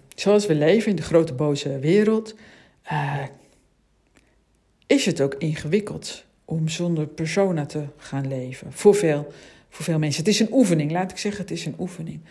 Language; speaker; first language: Dutch; native; Dutch